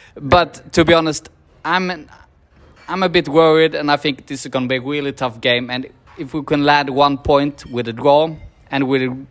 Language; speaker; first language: English; non-native, fluent; Swedish